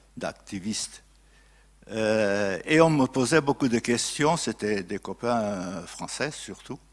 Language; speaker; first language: French; non-native, fluent; Portuguese